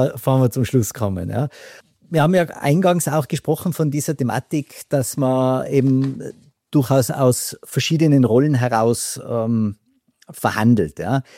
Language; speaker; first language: German; native; German